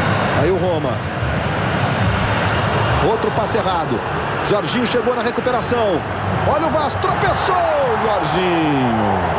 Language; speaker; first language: Portuguese; native; Portuguese